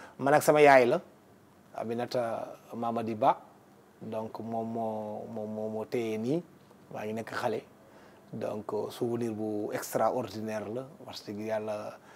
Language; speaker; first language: Wolof; non-native, local second language; Fula